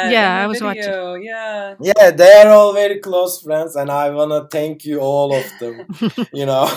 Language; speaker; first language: English; non-native, fluent; Turkish